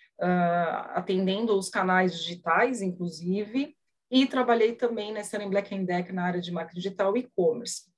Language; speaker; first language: Portuguese; early bilingual, other home language; Spanish